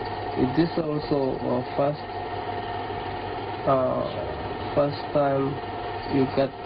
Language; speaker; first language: English; non-native, fluent; Japanese